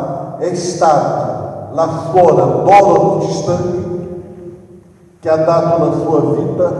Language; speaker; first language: Italian; non-native, fluent; Portuguese